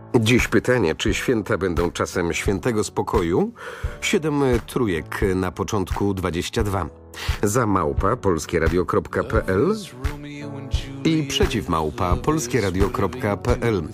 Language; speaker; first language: Polish; native; Polish